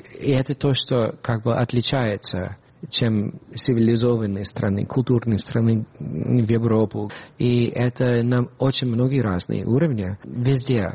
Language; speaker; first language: Russian; non-native, fluent; English